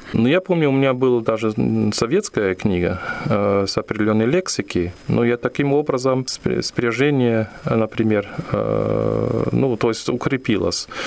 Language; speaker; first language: Russian; non-native, fluent; German